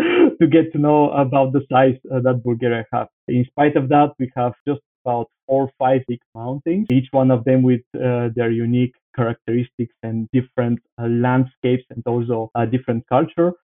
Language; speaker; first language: English; non-native, fluent; Bulgarian